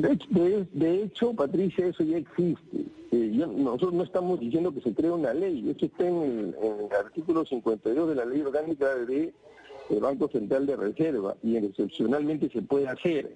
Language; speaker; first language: Spanish; native; Spanish